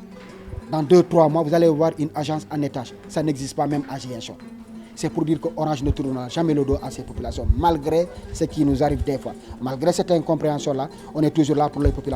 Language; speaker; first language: French; non-native, local second language; Wolof